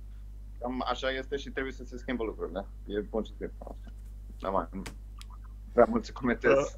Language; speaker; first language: Romanian; early bilingual, heritage; Romanian